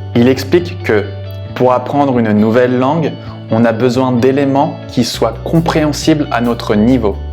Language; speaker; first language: French; native; French